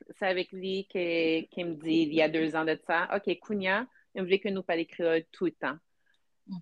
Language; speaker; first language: Haitian Creole; early bilingual, heritage; French